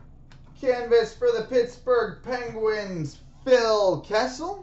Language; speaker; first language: English; native; English